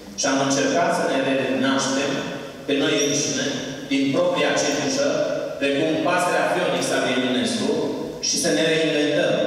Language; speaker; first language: Romanian; native; Romanian